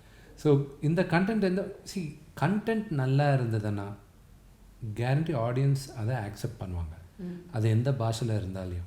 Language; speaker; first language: Tamil; non-native, local second language; Telugu